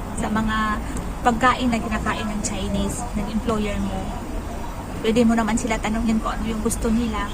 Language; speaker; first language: Filipino; non-native, local second language; Cebuano